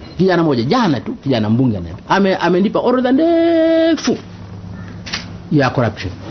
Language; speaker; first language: Swahili; non-native, local second language; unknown